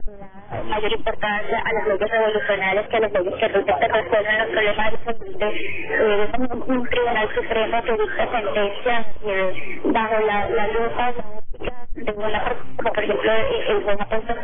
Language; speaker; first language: Spanish; native; Spanish